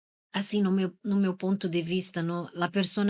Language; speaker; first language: Portuguese; non-native, learner; Spanish